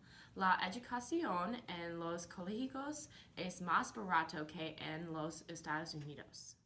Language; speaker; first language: Spanish; non-native, learner; English